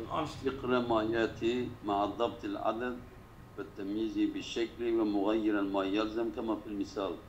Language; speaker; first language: Arabic; non-native, learner; Turkish